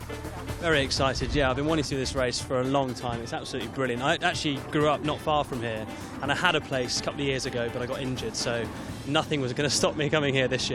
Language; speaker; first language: English; native; English